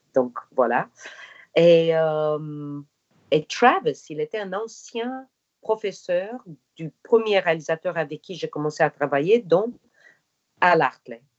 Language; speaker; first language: French; non-native, fluent; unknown